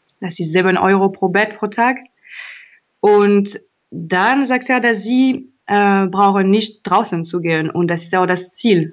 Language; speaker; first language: German; non-native, learner; French